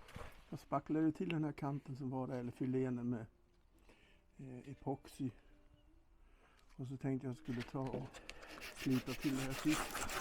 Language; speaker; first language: Swedish; native; Swedish